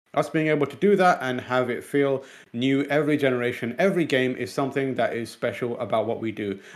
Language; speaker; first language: English; non-native, local second language; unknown